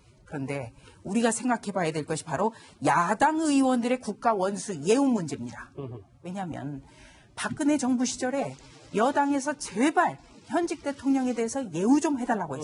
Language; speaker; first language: Korean; native; Korean